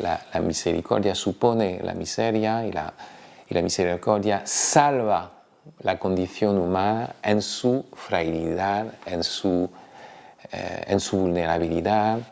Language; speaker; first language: Spanish; non-native, fluent; French